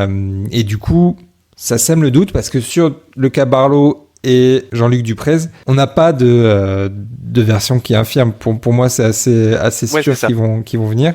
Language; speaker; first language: French; native; French